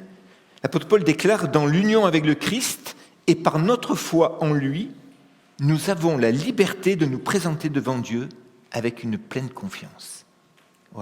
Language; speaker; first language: French; native; French